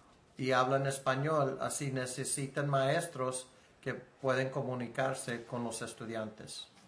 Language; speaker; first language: Spanish; early bilingual, heritage; Spanish